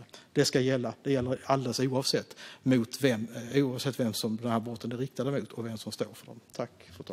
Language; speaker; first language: Swedish; native; Swedish